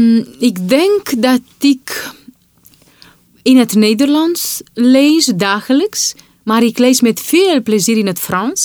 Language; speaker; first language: Dutch; non-native, fluent; Romanian